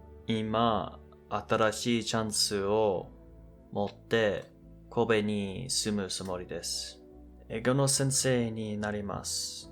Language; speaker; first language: Japanese; non-native, learner; English